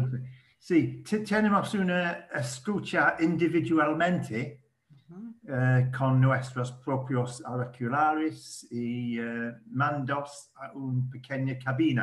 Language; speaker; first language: Spanish; non-native, learner; English